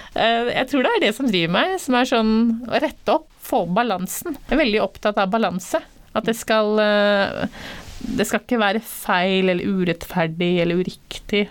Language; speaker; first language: Norwegian; early bilingual, other home language; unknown